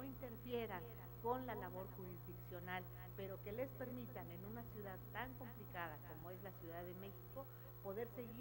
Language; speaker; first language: Spanish; native; Spanish